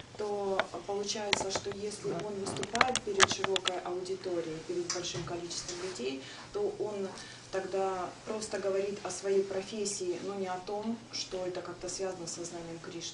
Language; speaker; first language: Russian; native; Russian